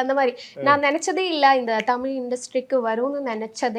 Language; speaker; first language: Tamil; non-native, learner; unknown